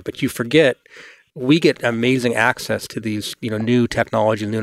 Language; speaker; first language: English; native; English